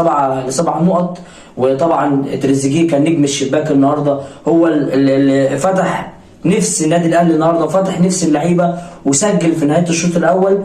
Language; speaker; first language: Arabic; native; Arabic